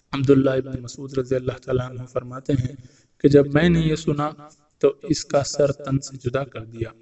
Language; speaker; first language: Urdu; native; Urdu